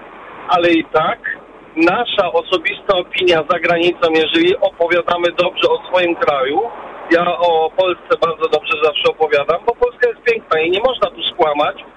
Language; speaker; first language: Polish; early bilingual, other home language; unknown